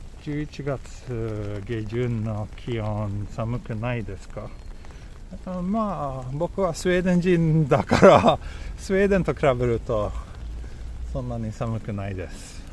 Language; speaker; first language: Japanese; non-native, fluent; Swedish